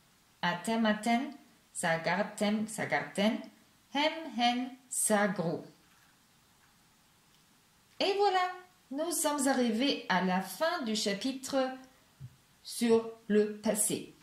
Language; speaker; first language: French; non-native, fluent; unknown